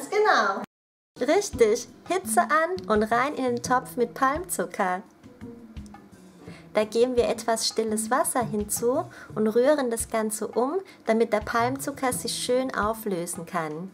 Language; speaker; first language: German; native; German